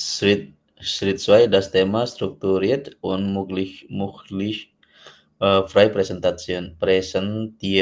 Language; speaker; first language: German; non-native, learner; Indonesian